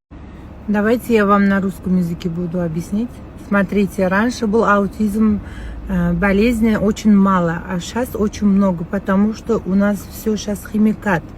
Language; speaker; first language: Russian; non-native, local second language; Uzbek